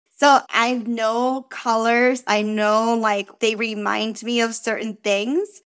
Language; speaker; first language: English; early bilingual, other home language; Spanish